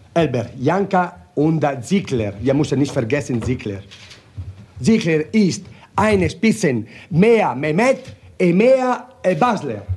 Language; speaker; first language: German; non-native, learner; Italian